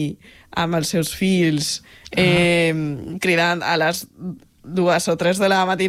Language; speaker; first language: Catalan; non-native, local second language; Spanish